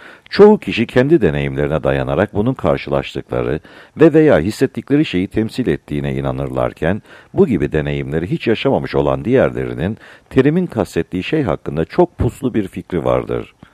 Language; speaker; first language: Turkish; native; Turkish